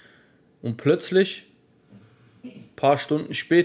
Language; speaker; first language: German; native; German